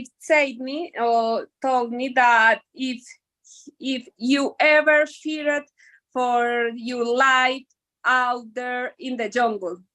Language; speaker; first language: English; non-native, learner; Spanish